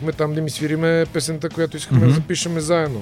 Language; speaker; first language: Bulgarian; native; Bulgarian